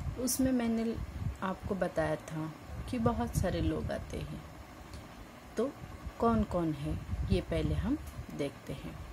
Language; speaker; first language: Hindi; non-native, local second language; Marathi